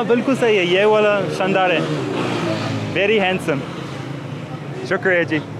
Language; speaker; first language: Hindi; non-native, learner; English